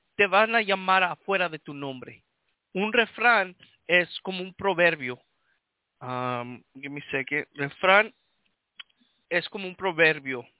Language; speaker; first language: Spanish; early bilingual, heritage; Spanish